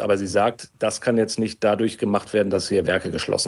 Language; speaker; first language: German; native; German